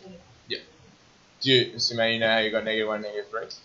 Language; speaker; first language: English; native; English